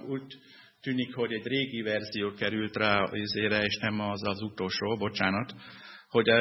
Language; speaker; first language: Hungarian; non-native, fluent; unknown